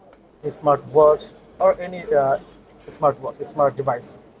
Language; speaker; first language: English; non-native, learner; Bangla